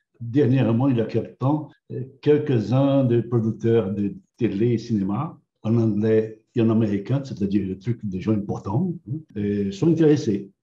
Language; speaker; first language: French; non-native, fluent; Portuguese